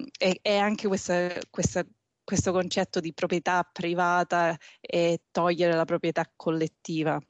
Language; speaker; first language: Italian; native; Italian